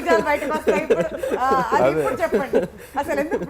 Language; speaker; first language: Telugu; native; Telugu